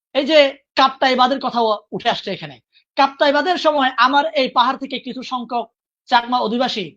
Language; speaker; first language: Bangla; non-native, local second language; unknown